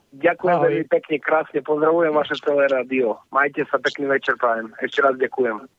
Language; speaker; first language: Slovak; non-native, local second language; Rusyn